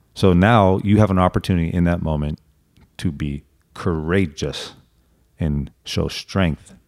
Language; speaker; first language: English; native; English